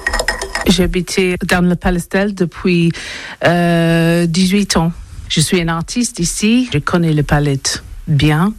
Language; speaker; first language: French; non-native, learner; English